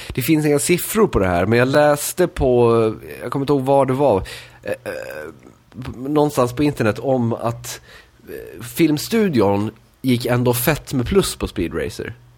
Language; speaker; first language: Swedish; native; Swedish